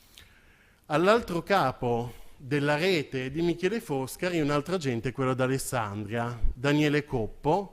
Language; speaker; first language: Italian; native; Italian